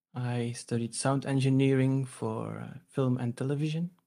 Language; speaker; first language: English; non-native, fluent; Dutch